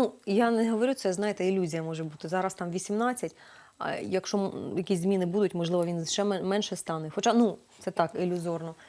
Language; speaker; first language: Ukrainian; native; Ukrainian